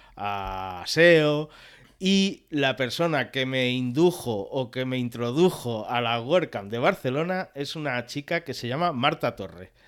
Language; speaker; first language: Spanish; non-native, local second language; Catalan